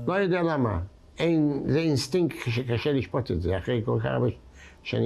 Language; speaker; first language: Hebrew; non-native, fluent; Yiddish